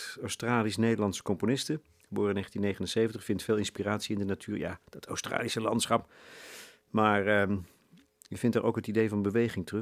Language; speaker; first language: Dutch; native; Dutch